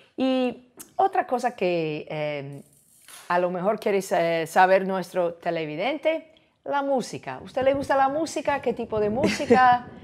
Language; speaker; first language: Spanish; non-native, fluent; English